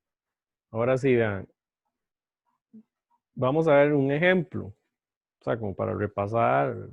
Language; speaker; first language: Spanish; native; Spanish